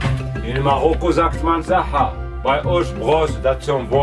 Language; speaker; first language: German; non-native, local second language; Arabic